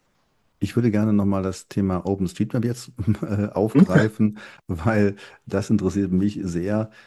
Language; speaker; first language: German; native; German